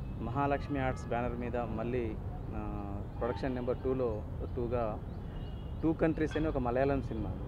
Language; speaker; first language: Telugu; native; Telugu